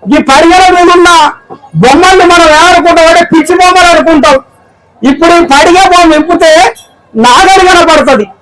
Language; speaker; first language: Telugu; non-native, local second language; Koya